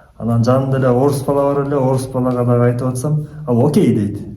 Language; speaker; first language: Kyrgyz; native; Kyrgyz